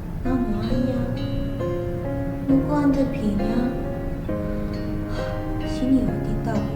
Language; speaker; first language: Korean; non-native, learner; English